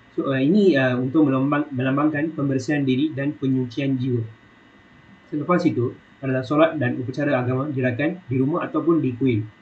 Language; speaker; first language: Malay; non-native, local second language; Tamil